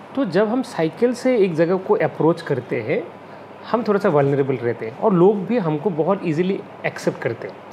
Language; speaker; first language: Hindi; non-native, local second language; Assamese